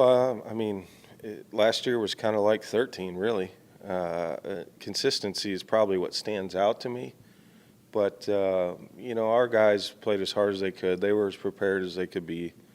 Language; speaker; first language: English; native; English